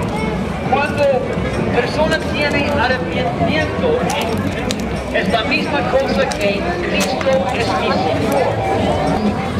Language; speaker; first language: Spanish; non-native, learner; English